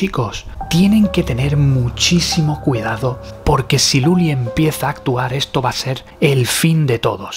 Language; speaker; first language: Spanish; native; Spanish